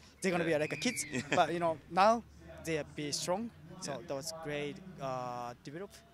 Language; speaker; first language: English; non-native, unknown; Japanese